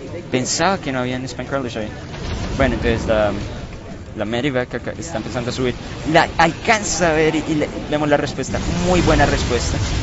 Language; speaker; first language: Spanish; native; Spanish